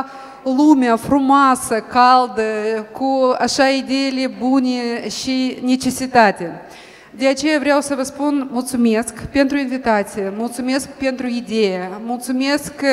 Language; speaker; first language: Romanian; non-native, fluent; Russian